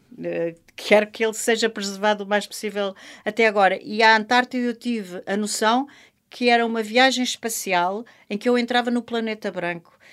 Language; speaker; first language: Portuguese; non-native, local second language; French